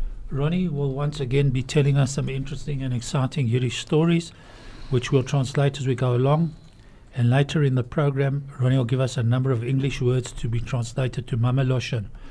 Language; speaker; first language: English; native; English